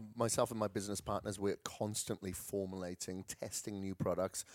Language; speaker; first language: English; native; English